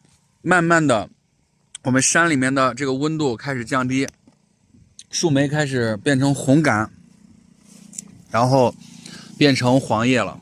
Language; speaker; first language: Chinese; native; Chinese